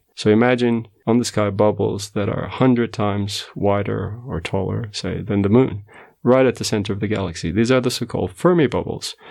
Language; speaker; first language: English; non-native, fluent; Portuguese